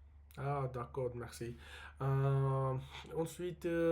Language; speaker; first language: French; non-native, learner; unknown